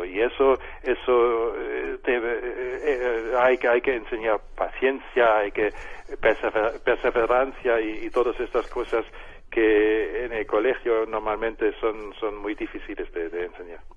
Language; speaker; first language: Spanish; non-native, fluent; German